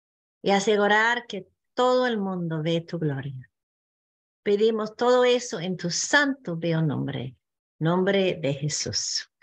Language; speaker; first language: Spanish; non-native, fluent; English